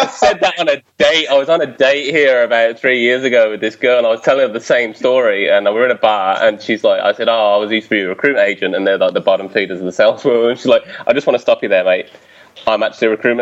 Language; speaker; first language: English; native; English